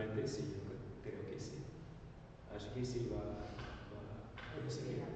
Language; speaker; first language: Portuguese; non-native, learner; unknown